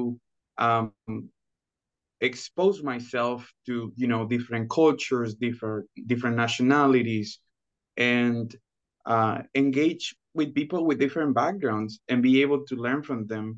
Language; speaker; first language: English; non-native, fluent; Spanish